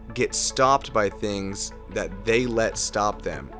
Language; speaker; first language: English; native; English